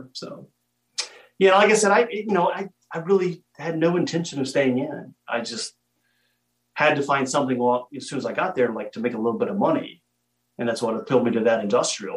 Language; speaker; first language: English; native; English